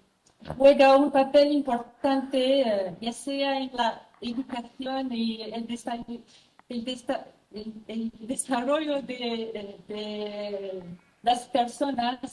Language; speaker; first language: Spanish; non-native, fluent; French